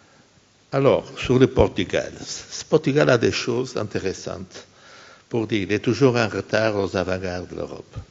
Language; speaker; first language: French; non-native, fluent; Portuguese